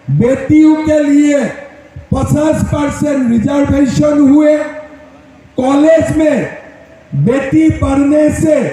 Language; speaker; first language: Hindi; non-native, local second language; Assamese